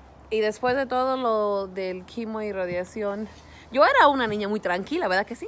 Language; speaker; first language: Spanish; early bilingual, heritage; Spanish